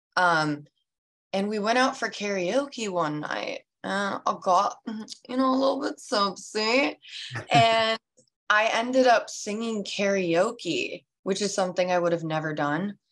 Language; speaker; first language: English; native; English